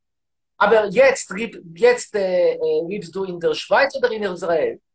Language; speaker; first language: German; non-native, learner; Hebrew